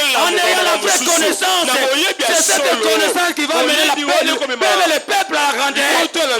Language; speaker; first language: French; non-native, local second language; Lingala